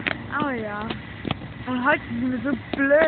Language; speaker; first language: German; early bilingual, other home language; Turkish